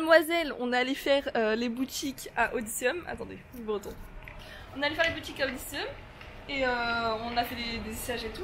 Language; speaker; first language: French; native; French